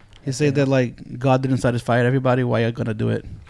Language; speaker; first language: English; non-native, fluent; Portuguese